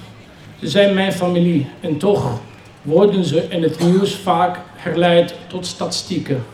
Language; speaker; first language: Dutch; non-native, fluent; Arabic